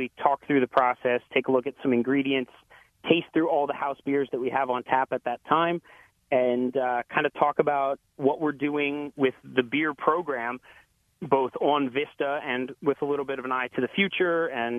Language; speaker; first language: English; native; English